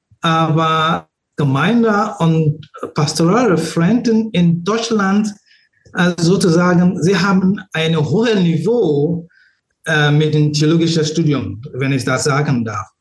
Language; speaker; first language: German; non-native, learner; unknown